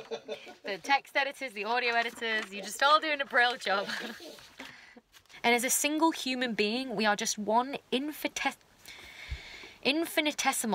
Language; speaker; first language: English; native; English